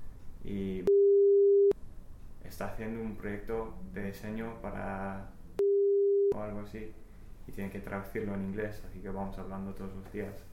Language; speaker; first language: Spanish; non-native, fluent; English